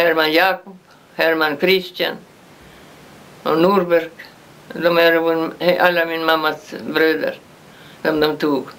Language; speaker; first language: Swedish; early bilingual, heritage; Swedish